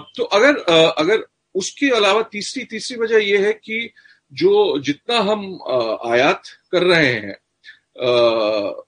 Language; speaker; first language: Hindi; native; Hindi